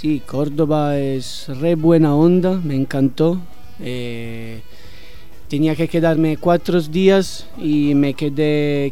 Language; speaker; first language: Spanish; non-native, learner; Italian